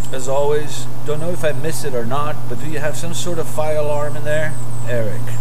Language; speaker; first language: English; non-native, fluent; Portuguese